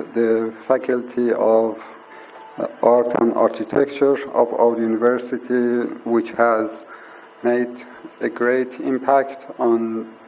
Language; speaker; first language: English; non-native, fluent; Persian